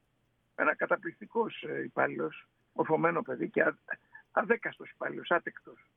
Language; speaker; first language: Greek; native; Greek